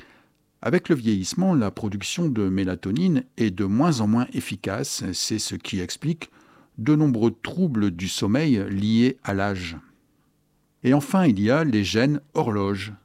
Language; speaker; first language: French; native; French